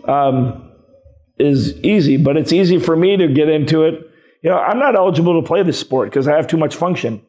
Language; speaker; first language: English; native; English